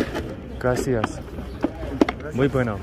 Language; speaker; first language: Spanish; non-native, learner; English